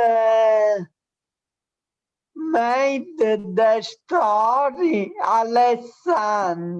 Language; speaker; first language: English; non-native, learner; Italian